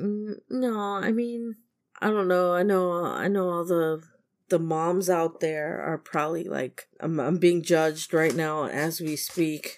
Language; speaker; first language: English; native; English